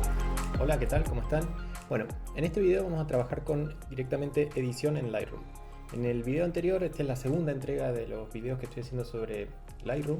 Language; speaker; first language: Spanish; native; Spanish